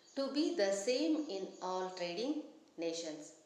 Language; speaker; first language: English; non-native, local second language; Kannada